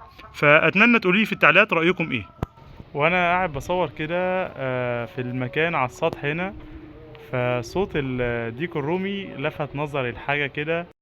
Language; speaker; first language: Arabic; native; Arabic